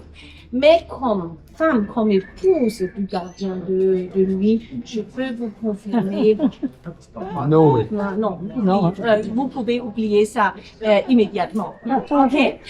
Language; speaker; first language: French; non-native, fluent; German